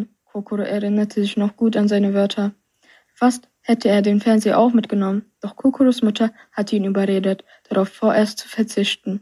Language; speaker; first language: German; native; German